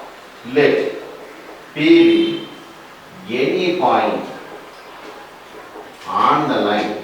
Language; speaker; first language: English; non-native, local second language; Tamil